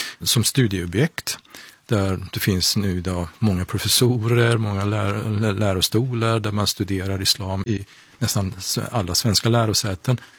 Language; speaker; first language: Swedish; non-native, fluent; Persian